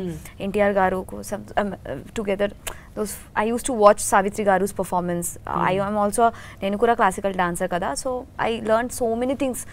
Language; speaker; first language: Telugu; non-native, learner; Bangla